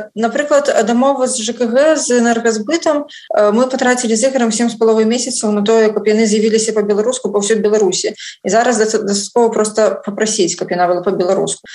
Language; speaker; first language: Belarusian; non-native, local second language; Russian